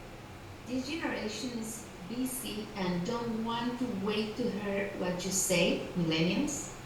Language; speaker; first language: English; non-native, learner; Spanish